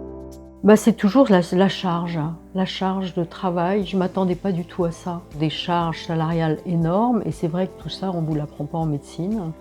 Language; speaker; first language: French; native; French